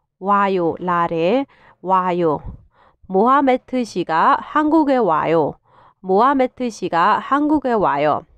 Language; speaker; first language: Korean; non-native, fluent; Burmese